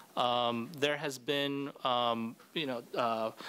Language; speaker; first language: English; native; English